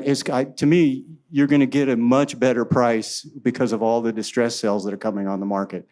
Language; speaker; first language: English; native; English